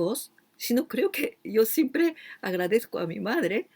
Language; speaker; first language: Spanish; non-native, fluent; Japanese